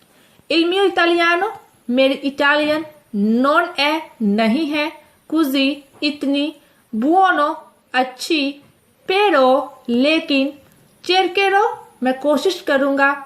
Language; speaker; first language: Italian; non-native, fluent; Urdu